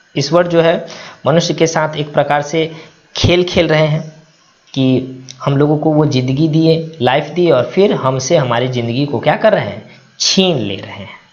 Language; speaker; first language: Hindi; native; Hindi